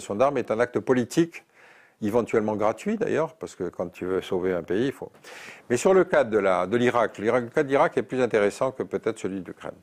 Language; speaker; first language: French; native; French